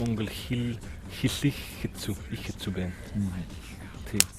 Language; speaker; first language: Mongolian; non-native, learner; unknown